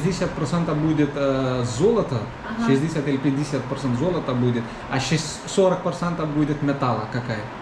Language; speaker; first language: Russian; non-native, learner; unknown